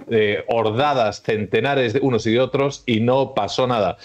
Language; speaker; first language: Spanish; early bilingual, heritage; Spanish